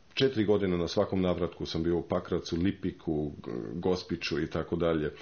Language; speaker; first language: Croatian; non-native, fluent; German